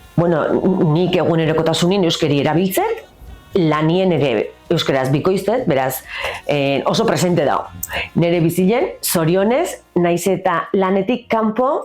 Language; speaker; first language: Basque; native; Basque